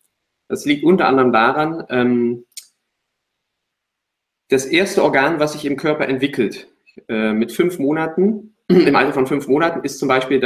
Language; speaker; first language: German; native; German